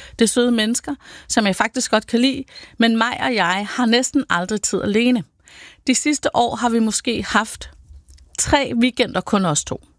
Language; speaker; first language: Danish; native; Danish